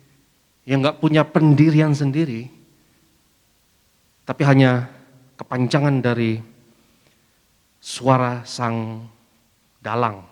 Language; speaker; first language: Indonesian; native; Indonesian